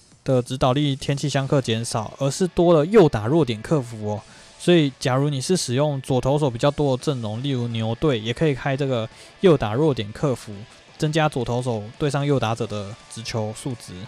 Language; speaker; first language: Chinese; native; Chinese